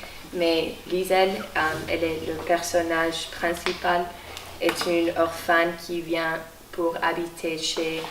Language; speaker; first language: French; non-native, learner; English